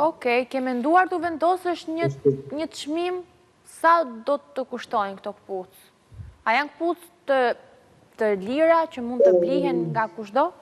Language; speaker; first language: Albanian; native; Albanian